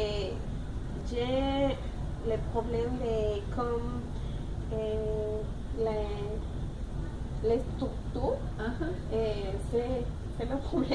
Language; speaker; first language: French; non-native, learner; Spanish